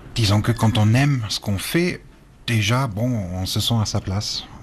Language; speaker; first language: French; native; French